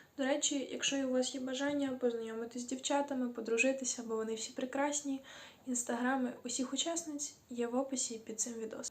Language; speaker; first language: Ukrainian; native; Ukrainian